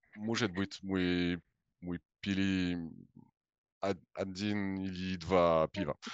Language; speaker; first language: Russian; non-native, learner; French